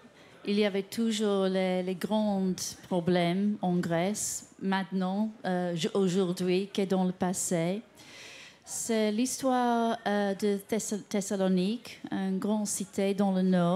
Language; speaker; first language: French; non-native, fluent; English